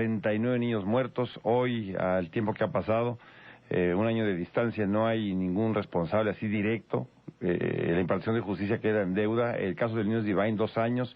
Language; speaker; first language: Spanish; native; Spanish